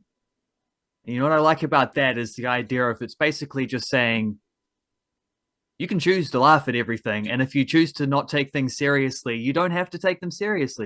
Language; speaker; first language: English; native; English